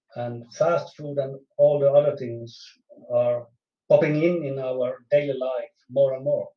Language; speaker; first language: English; non-native, fluent; Swedish